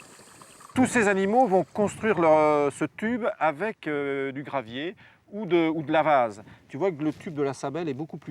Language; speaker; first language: French; native; French